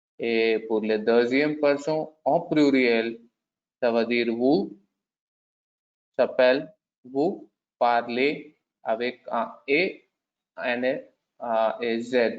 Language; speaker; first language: French; non-native, learner; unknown